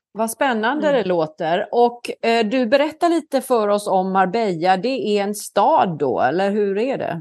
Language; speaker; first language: Swedish; native; Swedish